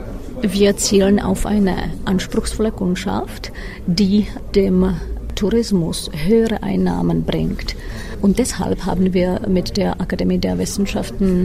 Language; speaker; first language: German; non-native, fluent; Czech